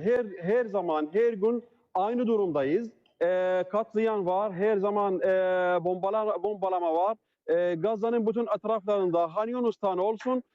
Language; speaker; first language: Turkish; non-native, learner; Arabic